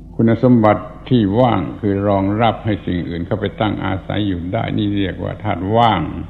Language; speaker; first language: Thai; native; Thai